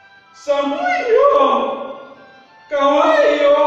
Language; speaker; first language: Japanese; non-native, learner; Indonesian